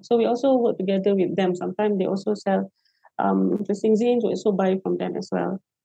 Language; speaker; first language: English; non-native, local second language; Malay